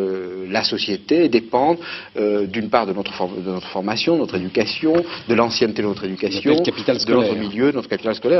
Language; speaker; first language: French; native; French